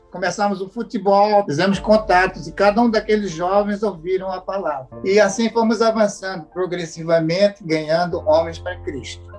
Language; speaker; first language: Portuguese; native; Portuguese